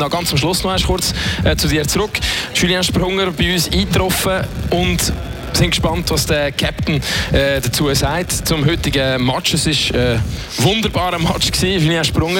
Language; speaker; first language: German; native; German